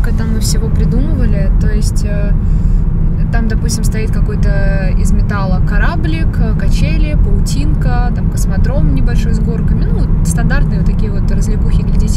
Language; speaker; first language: Russian; native; Russian